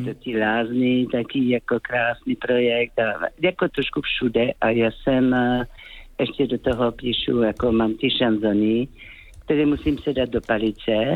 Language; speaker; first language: Czech; non-native, fluent; French